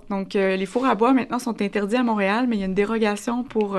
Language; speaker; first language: French; native; French